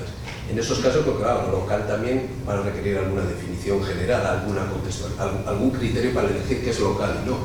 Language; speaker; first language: Spanish; native; Spanish